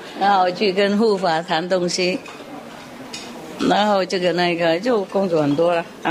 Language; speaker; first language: Chinese; non-native, fluent; Vietnamese